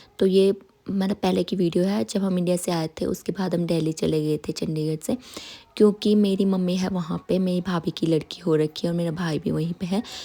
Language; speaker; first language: Hindi; native; Hindi